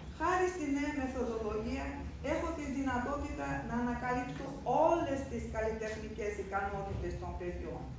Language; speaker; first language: Greek; non-native, fluent; Russian